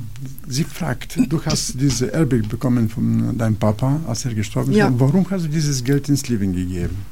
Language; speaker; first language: German; non-native, learner; Bulgarian